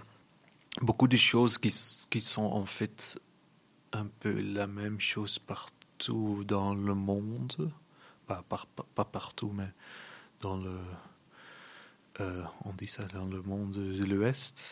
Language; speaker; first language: French; non-native, local second language; Dutch